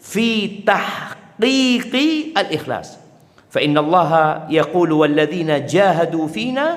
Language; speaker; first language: Arabic; non-native, fluent; Indonesian